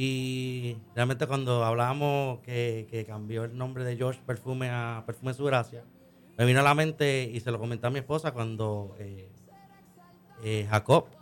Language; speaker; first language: Spanish; native; Spanish